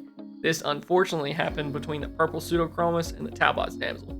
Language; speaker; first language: English; native; English